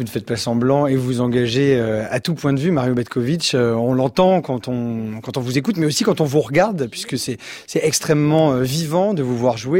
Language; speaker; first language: French; native; French